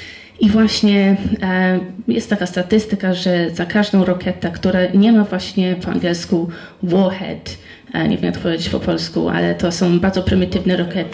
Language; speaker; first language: Polish; non-native, fluent; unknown